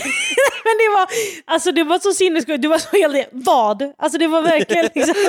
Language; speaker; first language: Swedish; native; Swedish